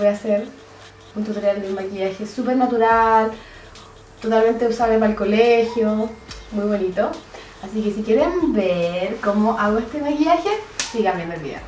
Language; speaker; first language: Spanish; native; Spanish